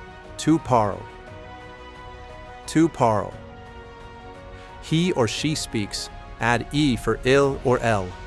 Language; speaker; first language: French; non-native, fluent; English